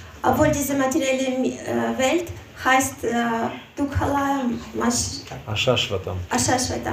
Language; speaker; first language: German; non-native, learner; Russian